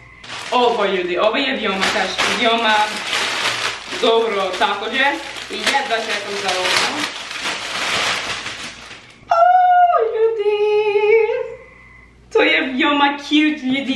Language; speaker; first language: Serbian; non-native, learner; English